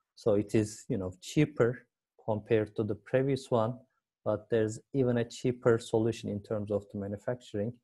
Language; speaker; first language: English; non-native, fluent; Turkish